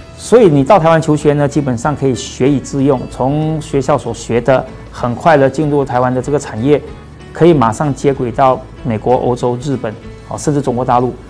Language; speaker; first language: Chinese; native; Chinese